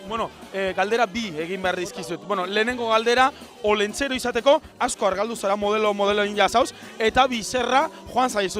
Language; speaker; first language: Basque; native; Basque